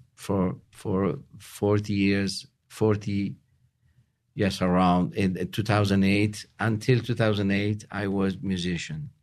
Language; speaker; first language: English; non-native, learner; Italian